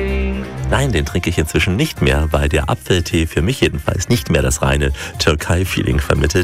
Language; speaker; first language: German; native; German